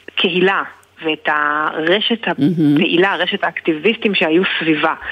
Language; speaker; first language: Hebrew; native; Hebrew